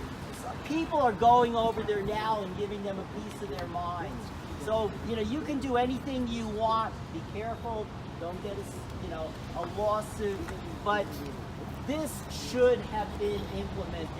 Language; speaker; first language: English; native; English